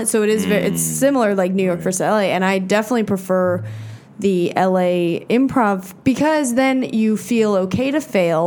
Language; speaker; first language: English; native; English